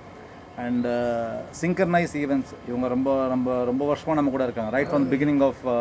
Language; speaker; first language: Tamil; native; Tamil